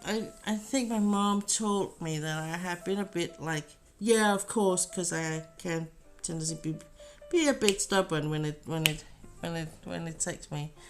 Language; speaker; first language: English; non-native, fluent; Danish